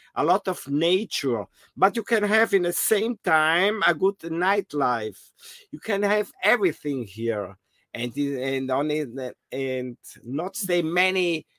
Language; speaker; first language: English; non-native, learner; German